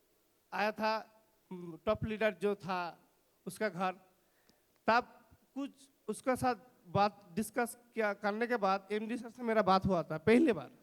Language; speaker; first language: Hindi; non-native, local second language; Bangla